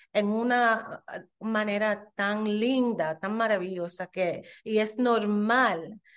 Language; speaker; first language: Spanish; early bilingual, heritage; Spanish